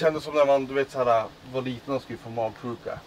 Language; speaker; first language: Swedish; native; Swedish